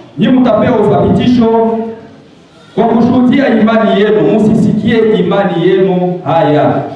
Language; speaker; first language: Swahili; native; Swahili